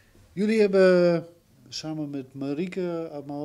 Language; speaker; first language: Dutch; native; Dutch